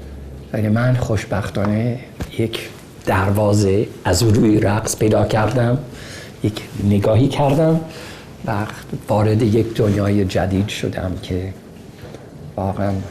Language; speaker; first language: Persian; non-native, fluent; English